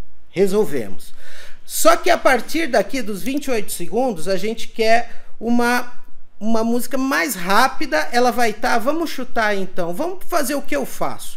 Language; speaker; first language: Portuguese; native; Portuguese